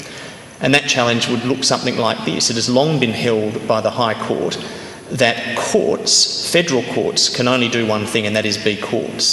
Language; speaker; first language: English; native; English